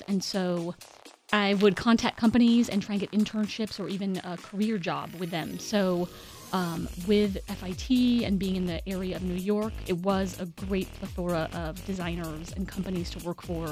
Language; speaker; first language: English; native; English